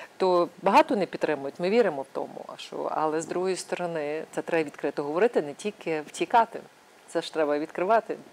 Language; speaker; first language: Ukrainian; native; Ukrainian